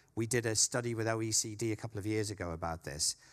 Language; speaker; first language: English; native; English